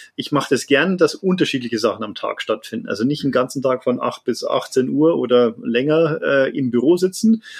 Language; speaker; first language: German; native; German